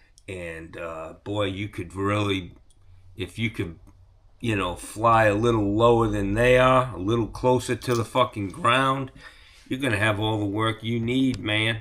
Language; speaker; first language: English; native; English